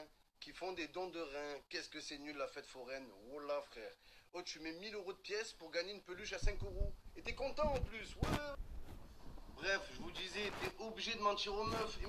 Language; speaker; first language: French; native; French